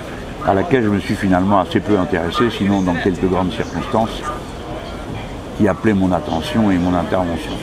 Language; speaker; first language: French; native; French